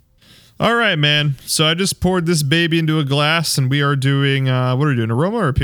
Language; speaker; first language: English; native; English